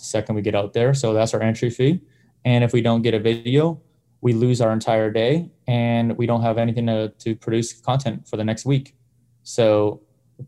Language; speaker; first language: English; native; English